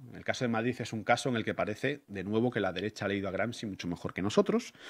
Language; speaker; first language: Spanish; native; Spanish